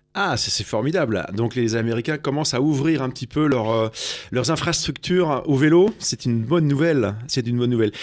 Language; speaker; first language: French; native; French